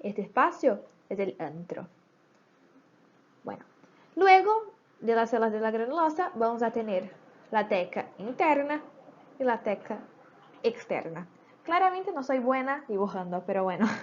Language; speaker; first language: Spanish; native; Spanish